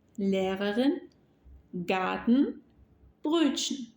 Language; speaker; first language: German; non-native, fluent; Turkish